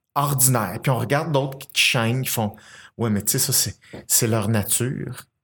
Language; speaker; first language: French; native; French